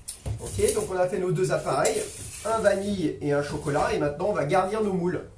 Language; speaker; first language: French; native; French